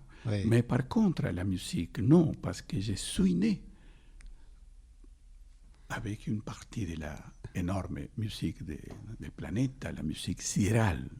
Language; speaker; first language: French; non-native, fluent; Spanish